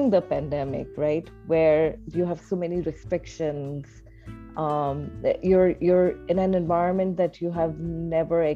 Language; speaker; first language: English; non-native, local second language; Hindi